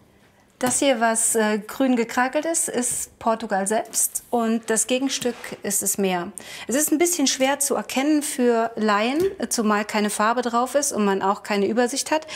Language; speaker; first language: German; native; German